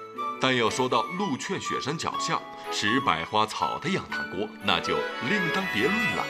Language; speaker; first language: Chinese; native; Chinese